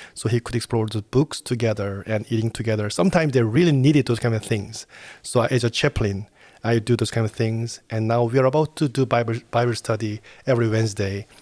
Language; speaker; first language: English; non-native, fluent; Korean